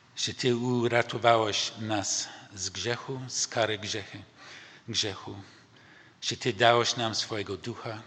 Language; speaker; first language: Polish; non-native, learner; English